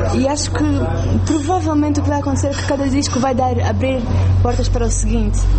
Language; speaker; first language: Portuguese; native; Portuguese